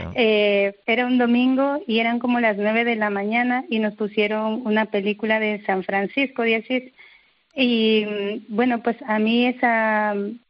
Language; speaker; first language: Spanish; native; Spanish